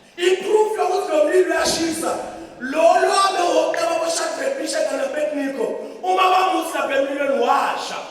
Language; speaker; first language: Zulu; non-native, local second language; Swati